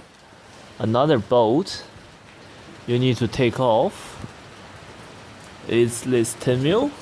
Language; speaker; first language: English; non-native, learner; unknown